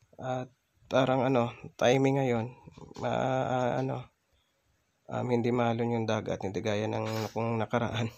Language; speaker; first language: Filipino; non-native, local second language; Hiligaynon